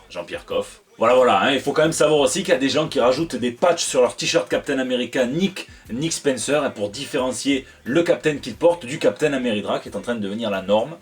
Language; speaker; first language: French; native; French